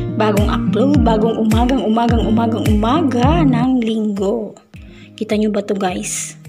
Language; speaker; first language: Filipino; non-native, local second language; Iloko